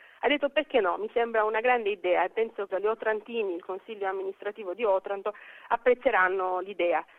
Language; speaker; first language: Italian; non-native, fluent; Albanian